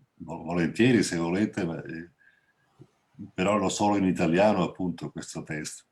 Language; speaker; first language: Italian; native; Italian